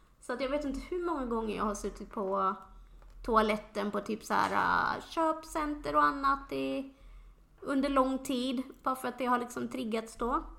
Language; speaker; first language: Swedish; native; Swedish